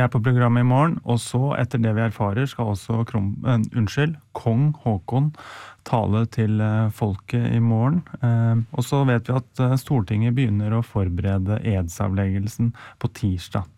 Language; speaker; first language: Norwegian; native; Norwegian